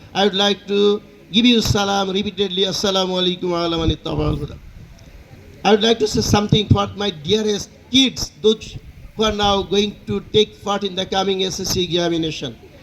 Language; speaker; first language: English; non-native, local second language; Bangla